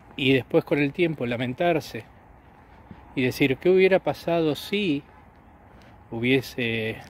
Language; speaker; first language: Spanish; native; Spanish